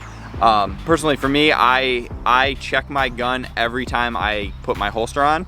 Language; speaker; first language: English; native; English